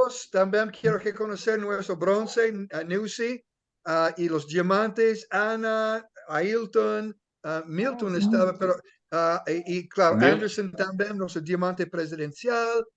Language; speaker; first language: Spanish; non-native, fluent; English